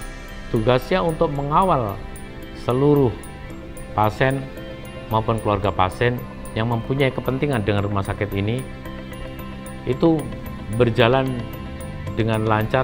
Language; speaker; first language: Indonesian; non-native, local second language; Javanese